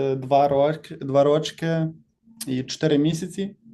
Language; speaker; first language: Ukrainian; native; Ukrainian